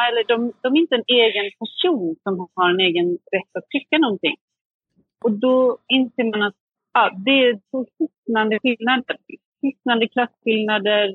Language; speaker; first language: Swedish; native; Swedish